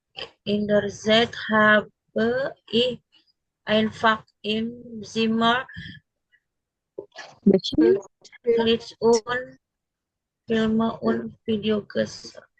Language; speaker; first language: German; non-native, learner; Indonesian